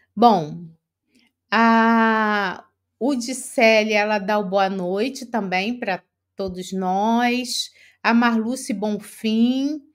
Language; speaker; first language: Portuguese; native; Portuguese